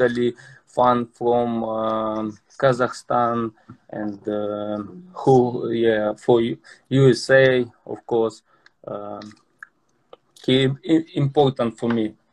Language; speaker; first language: English; non-native, learner; Russian